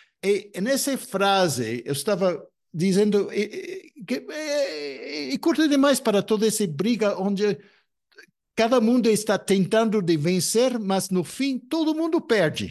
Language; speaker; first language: Portuguese; non-native, fluent; English